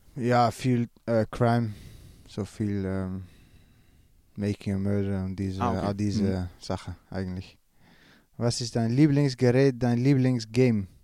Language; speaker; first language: German; non-native, learner; Dutch